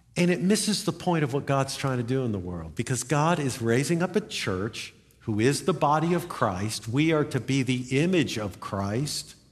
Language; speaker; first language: English; native; English